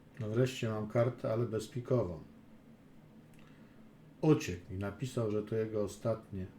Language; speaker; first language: Polish; native; Polish